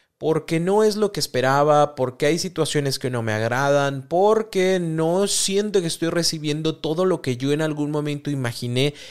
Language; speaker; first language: Spanish; native; Spanish